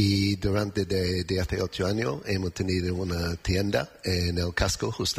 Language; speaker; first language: Spanish; non-native, learner; English